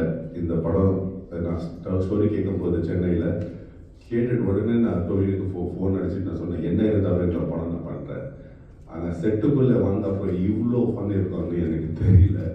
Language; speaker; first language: Tamil; non-native, fluent; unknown